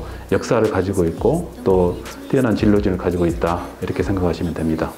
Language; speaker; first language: Korean; native; Korean